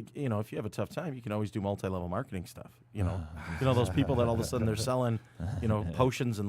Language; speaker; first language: English; native; English